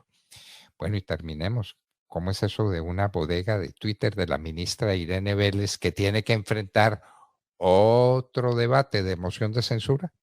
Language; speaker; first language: Spanish; native; Spanish